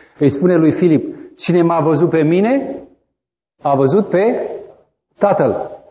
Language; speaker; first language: Romanian; native; Romanian